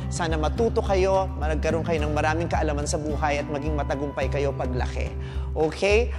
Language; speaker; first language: Filipino; native; Filipino